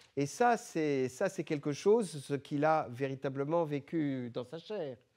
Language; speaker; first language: French; early bilingual, other home language; Arabic